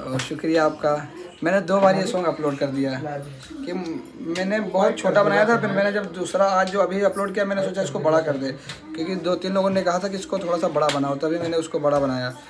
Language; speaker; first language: Hindi; native; Hindi